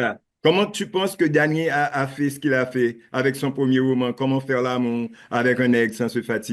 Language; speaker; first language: French; non-native, local second language; Haitian Creole